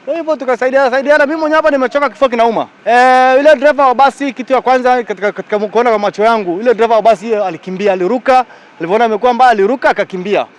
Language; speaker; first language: Swahili; native; Swahili